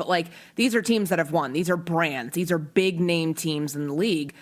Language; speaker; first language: English; native; English